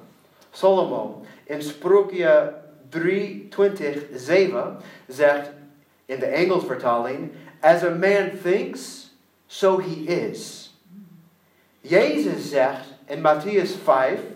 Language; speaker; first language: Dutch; non-native, learner; English